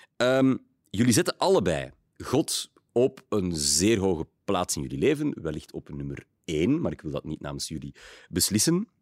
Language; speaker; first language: Dutch; native; Dutch